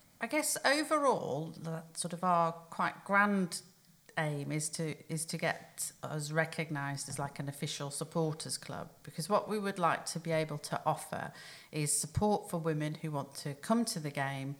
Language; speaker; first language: English; native; English